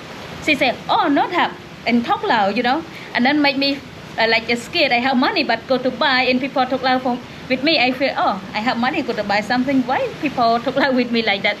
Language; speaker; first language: English; non-native, learner; Khmer